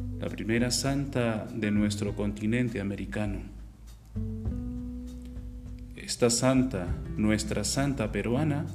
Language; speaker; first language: Spanish; native; Spanish